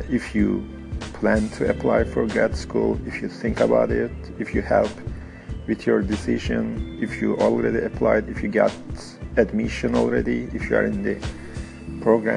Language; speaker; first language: English; non-native, fluent; Turkish